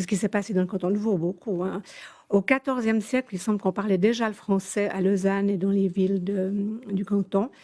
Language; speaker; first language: French; native; French